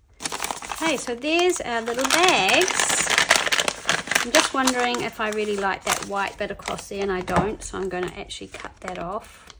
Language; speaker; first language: English; native; English